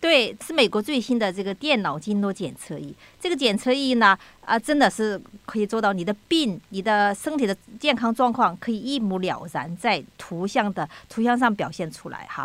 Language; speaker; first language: Chinese; native; Chinese